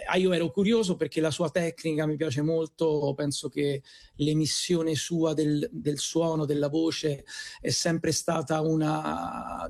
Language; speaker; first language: Italian; native; Italian